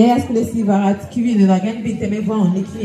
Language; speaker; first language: Norwegian; non-native, fluent; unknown